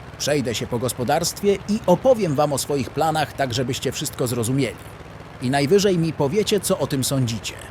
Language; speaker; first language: Polish; native; Polish